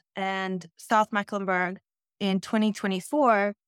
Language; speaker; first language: English; early bilingual, other home language; Dutch